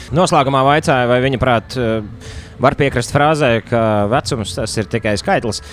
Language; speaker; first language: Latvian; native; Latvian